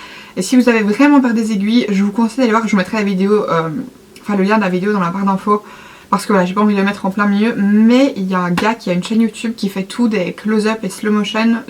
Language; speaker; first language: French; native; French